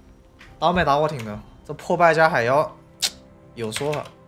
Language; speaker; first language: Chinese; native; Chinese